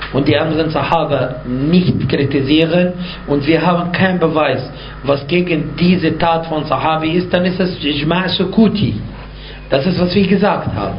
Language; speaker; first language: German; non-native, fluent; Arabic